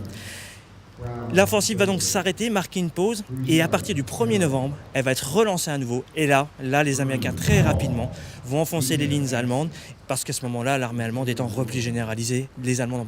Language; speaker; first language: French; native; French